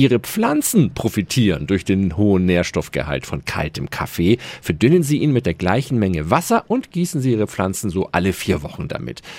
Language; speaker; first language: German; native; German